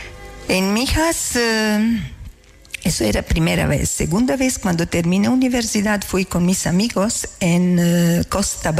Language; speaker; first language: Spanish; non-native, learner; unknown